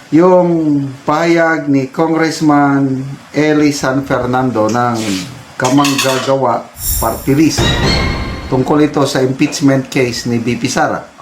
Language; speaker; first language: Filipino; native; Filipino